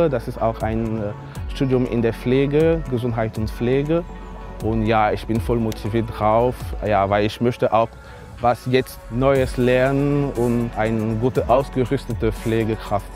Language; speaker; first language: German; non-native, fluent; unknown